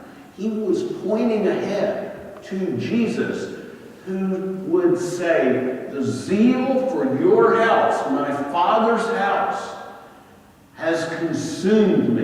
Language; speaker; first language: English; native; English